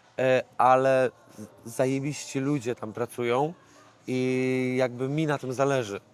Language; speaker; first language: Polish; native; Polish